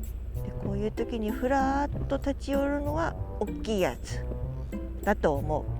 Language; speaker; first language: Japanese; native; Japanese